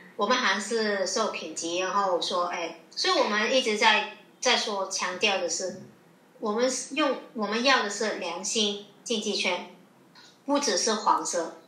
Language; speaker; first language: Chinese; non-native, local second language; Cantonese